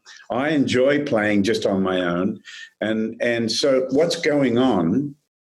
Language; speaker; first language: English; native; English